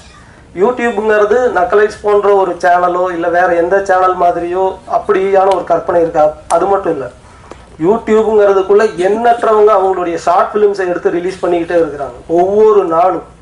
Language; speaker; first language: Tamil; native; Tamil